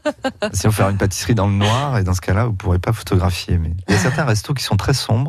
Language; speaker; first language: French; native; French